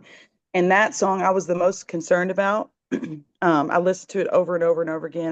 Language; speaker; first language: English; native; English